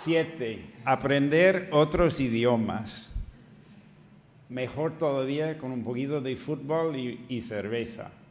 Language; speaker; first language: Spanish; non-native, fluent; English